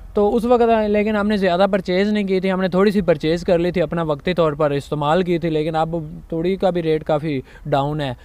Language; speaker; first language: Urdu; non-native, local second language; Punjabi